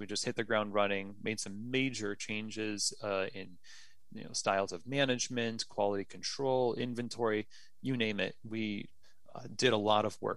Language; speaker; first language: English; native; English